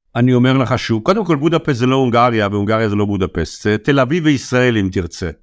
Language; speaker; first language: Hebrew; native; Hebrew